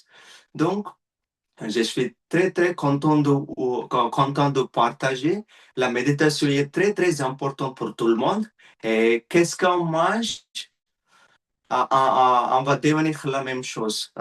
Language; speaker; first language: French; non-native, learner; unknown